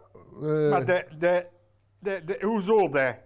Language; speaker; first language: Dutch; native; Dutch